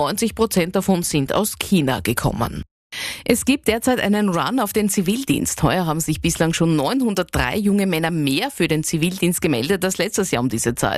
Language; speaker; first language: German; native; German